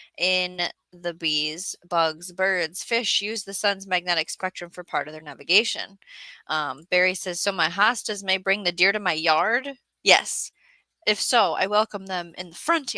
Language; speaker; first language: English; native; English